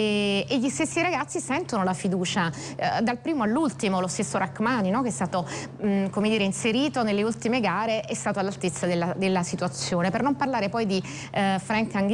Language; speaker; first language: Italian; native; Italian